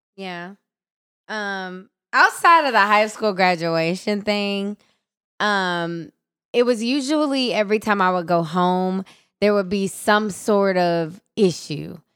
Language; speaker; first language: English; native; English